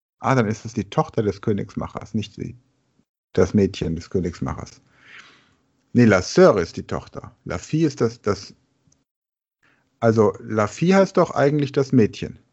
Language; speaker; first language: German; native; German